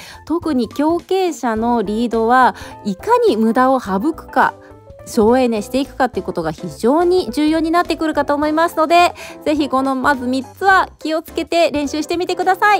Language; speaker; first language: Japanese; native; Japanese